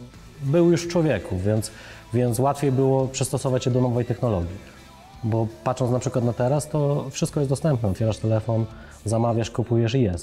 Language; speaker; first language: Polish; native; Polish